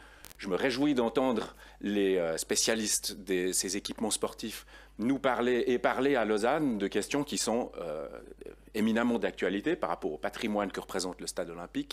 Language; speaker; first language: French; native; French